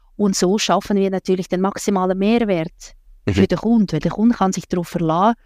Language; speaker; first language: German; non-native, fluent; Russian